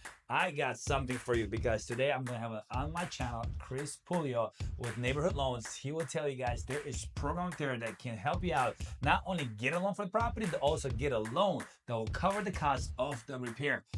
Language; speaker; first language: English; non-native, fluent; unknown